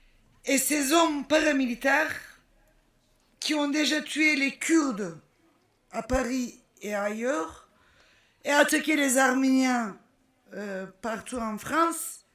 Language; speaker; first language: French; non-native, fluent; Turkish